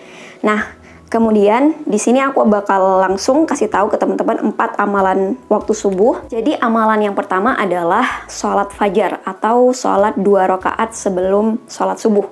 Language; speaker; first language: Indonesian; native; Indonesian